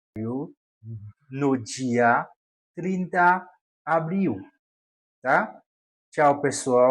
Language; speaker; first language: Portuguese; non-native, learner; Haitian Creole